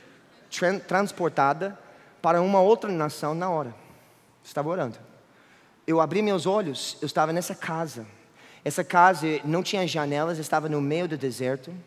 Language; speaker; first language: Portuguese; non-native, fluent; English